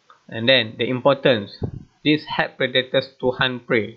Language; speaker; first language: English; non-native, local second language; Malay